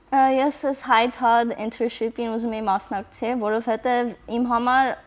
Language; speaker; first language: Armenian; early bilingual, heritage; Armenian